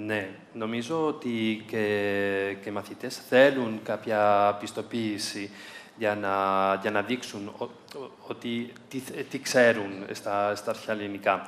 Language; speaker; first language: Greek; non-native, fluent; Spanish